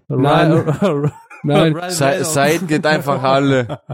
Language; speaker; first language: German; non-native, fluent; Italian